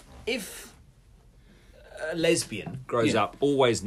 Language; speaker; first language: English; native; English